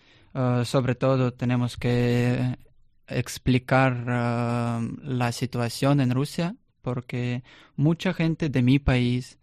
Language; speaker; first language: Spanish; non-native, learner; Russian